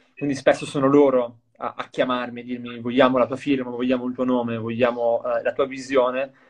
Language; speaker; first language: Italian; native; Italian